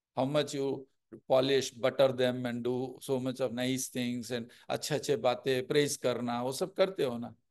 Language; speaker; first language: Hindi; non-native, local second language; Telugu